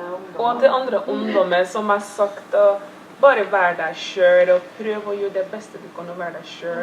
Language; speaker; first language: Norwegian; early bilingual, other home language; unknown